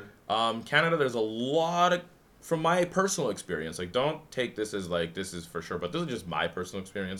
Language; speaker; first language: English; native; English